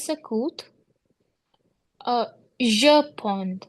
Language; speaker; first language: French; non-native, learner; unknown